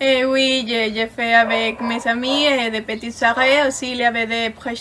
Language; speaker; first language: French; non-native, fluent; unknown